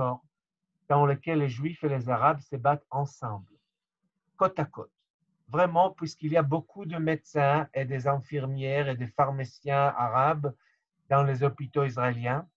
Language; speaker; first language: French; non-native, fluent; Hebrew